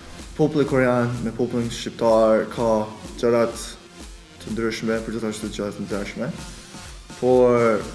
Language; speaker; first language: Albanian; early bilingual, other home language; Korean